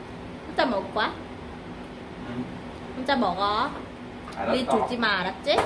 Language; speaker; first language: Korean; non-native, learner; Vietnamese